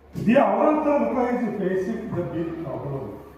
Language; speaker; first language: English; non-native, local second language; Kannada